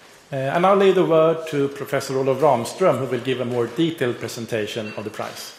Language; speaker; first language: English; non-native, fluent; Swedish